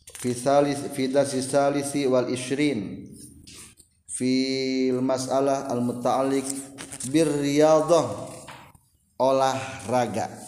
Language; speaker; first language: Arabic; non-native, fluent; Indonesian